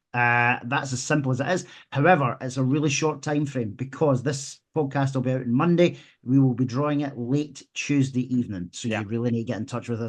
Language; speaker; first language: English; native; English